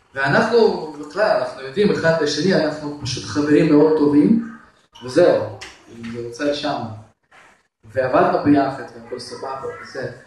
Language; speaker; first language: Hebrew; non-native, fluent; Russian